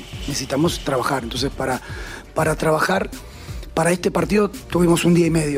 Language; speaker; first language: Spanish; native; Spanish